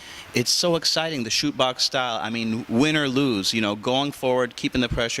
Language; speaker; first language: English; native; English